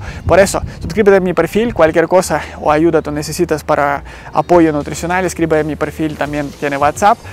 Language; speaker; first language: Spanish; non-native, learner; Ukrainian